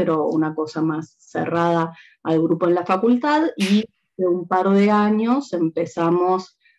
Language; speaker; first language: Spanish; native; Spanish